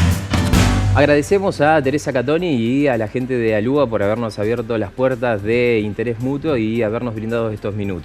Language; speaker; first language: Spanish; native; Spanish